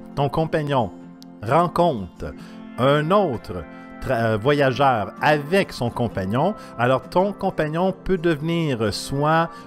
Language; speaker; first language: French; native; French